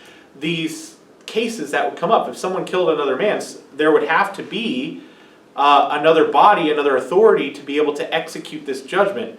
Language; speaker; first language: English; native; English